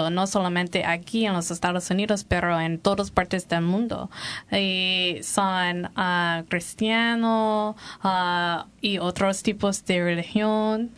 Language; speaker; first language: Spanish; non-native, learner; English